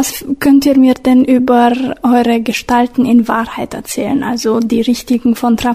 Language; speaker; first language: German; native; German